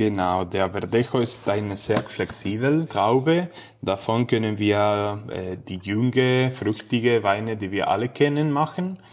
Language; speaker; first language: German; non-native, fluent; Spanish